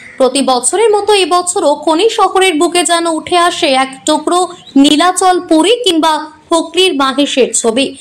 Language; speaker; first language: Bangla; native; Bangla